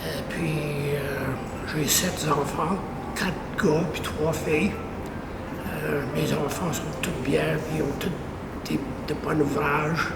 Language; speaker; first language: French; native; French